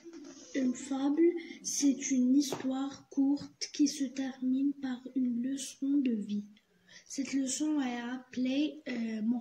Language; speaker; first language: French; non-native, learner; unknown